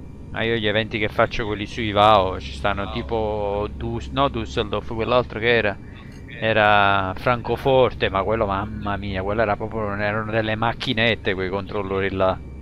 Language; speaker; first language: Italian; native; Italian